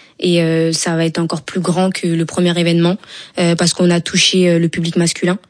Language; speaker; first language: French; early bilingual, other home language; Wolof